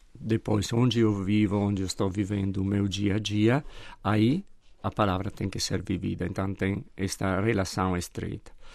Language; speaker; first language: Portuguese; non-native, fluent; Italian